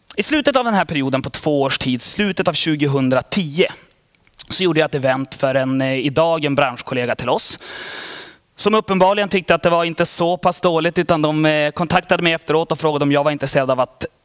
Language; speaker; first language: Swedish; native; Swedish